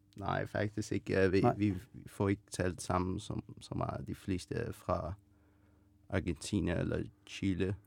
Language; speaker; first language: Danish; non-native, fluent; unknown